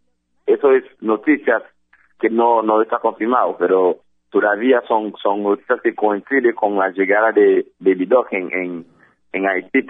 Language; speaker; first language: Spanish; non-native, fluent; Haitian Creole